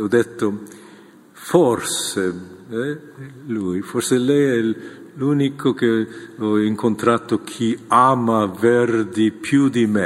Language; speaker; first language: Italian; non-native, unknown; Korean